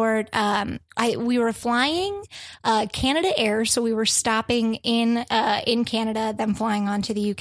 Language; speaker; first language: English; native; English